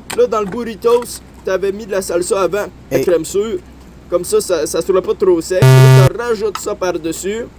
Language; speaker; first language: French; native; French